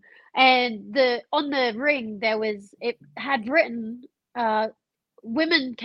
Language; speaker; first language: English; native; English